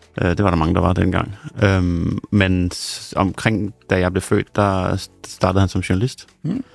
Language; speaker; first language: Danish; native; Danish